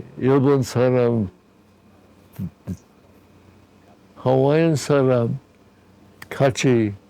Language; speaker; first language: Korean; early bilingual, heritage; English